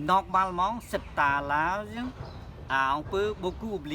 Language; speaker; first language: French; non-native, fluent; Khmer